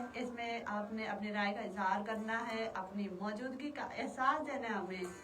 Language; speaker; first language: Urdu; non-native, local second language; Kashmiri